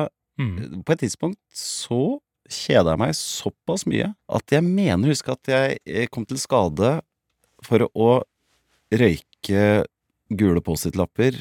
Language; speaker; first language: Norwegian; native; Norwegian